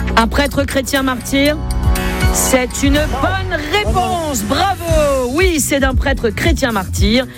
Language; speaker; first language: French; native; French